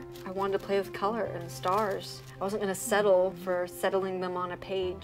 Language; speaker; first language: English; native; English